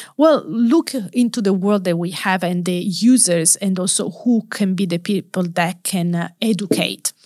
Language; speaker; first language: English; non-native, fluent; Italian